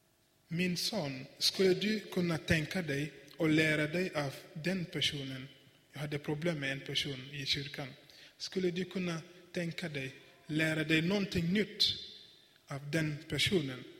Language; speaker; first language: Swedish; non-native, fluent; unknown